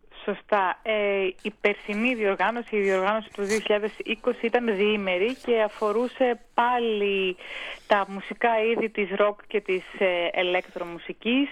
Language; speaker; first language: Greek; native; Greek